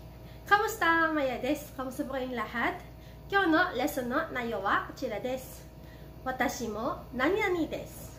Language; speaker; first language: Japanese; non-native, fluent; Filipino